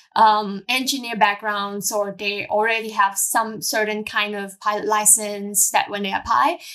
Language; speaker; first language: English; non-native, local second language; Cantonese